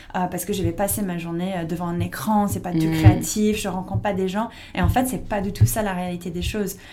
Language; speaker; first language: French; non-native, fluent; English